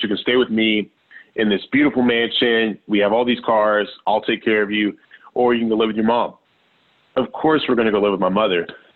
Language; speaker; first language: English; native; English